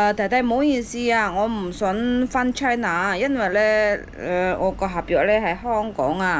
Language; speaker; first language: Cantonese; non-native, fluent; Indonesian